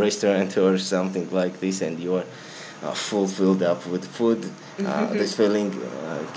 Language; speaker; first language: English; non-native, learner; Georgian